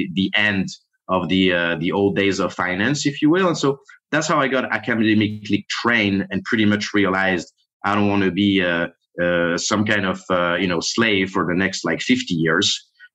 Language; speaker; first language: English; non-native, fluent; French